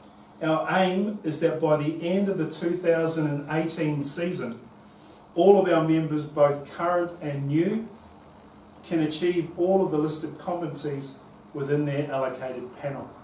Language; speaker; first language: English; native; English